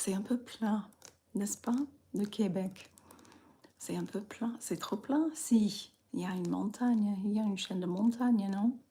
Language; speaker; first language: French; non-native, fluent; English